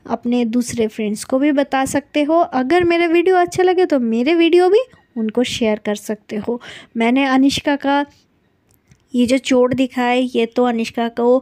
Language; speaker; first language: Hindi; non-native, local second language; Bangla